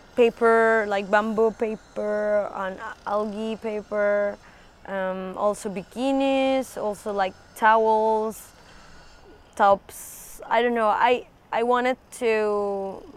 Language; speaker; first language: English; non-native, fluent; Spanish